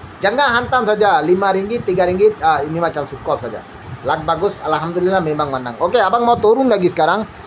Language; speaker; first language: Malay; non-native, learner; Bangla